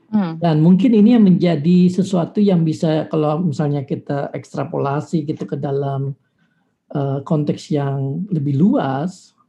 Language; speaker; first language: Indonesian; native; Indonesian